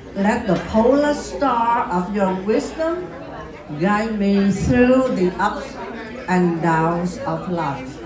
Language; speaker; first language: English; non-native, fluent; Vietnamese